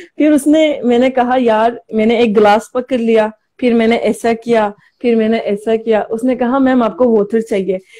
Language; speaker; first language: Hindi; non-native, learner; Turkish